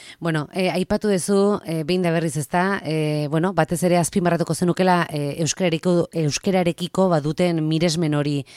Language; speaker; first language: Basque; native; Basque